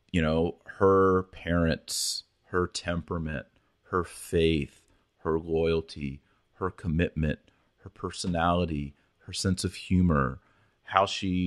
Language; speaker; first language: English; native; English